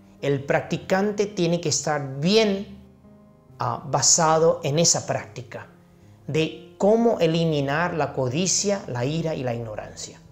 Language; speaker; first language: Spanish; non-native, fluent; Chinese